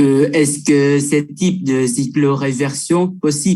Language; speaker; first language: French; non-native, fluent; Vietnamese